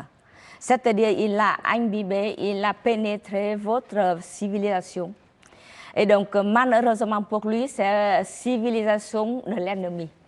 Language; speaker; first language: French; non-native, learner; Vietnamese